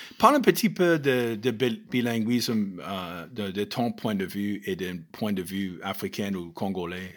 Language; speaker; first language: French; non-native, fluent; English